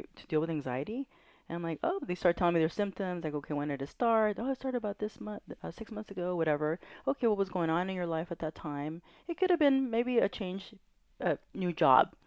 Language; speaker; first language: English; native; English